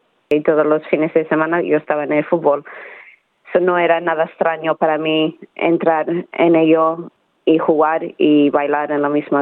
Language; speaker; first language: Spanish; early bilingual, heritage; Spanish